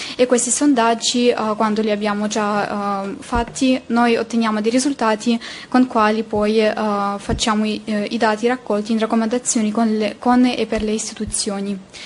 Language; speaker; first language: Italian; non-native, fluent; Ukrainian